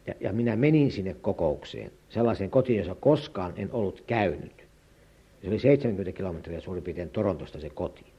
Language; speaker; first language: Finnish; native; Finnish